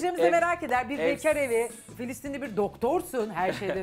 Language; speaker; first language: Turkish; native; Turkish